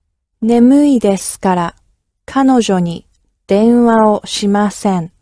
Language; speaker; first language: Japanese; non-native, learner; English